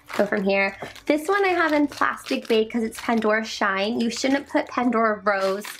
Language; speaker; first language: English; native; English